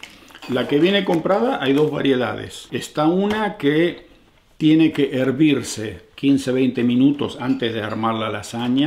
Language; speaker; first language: Spanish; native; Spanish